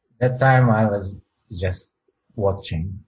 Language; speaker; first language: English; non-native, learner; Japanese